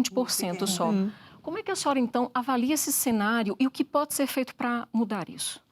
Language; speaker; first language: Portuguese; native; Portuguese